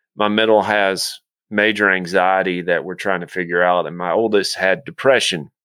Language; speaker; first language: English; native; English